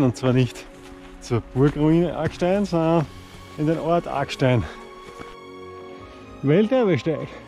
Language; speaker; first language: German; native; German